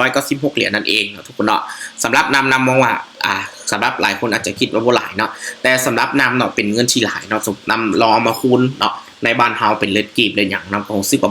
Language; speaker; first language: Thai; non-native, local second language; Northeastern Thai